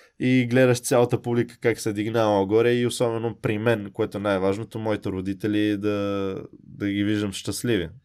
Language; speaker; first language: Bulgarian; early bilingual, heritage; Bulgarian